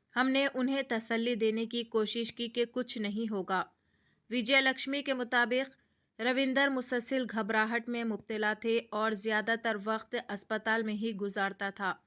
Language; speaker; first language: Urdu; native; Urdu